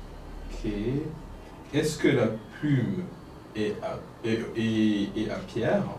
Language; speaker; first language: French; non-native, fluent; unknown